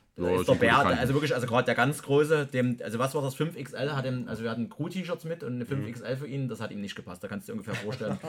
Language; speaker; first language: German; native; German